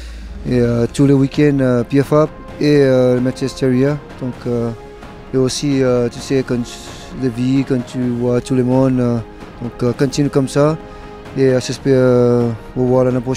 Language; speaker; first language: French; non-native, learner; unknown